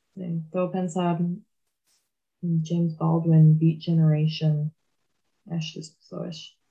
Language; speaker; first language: Portuguese; early bilingual, heritage; English